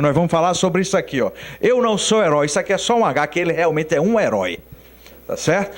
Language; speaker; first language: Portuguese; native; Portuguese